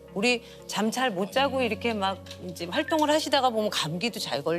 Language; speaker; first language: Korean; native; Korean